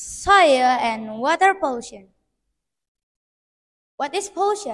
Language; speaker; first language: English; non-native, learner; Indonesian